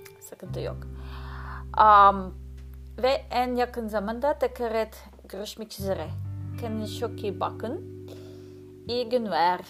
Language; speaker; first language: Turkish; non-native, learner; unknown